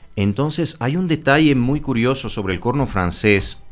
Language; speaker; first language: Spanish; early bilingual, other home language; Armenian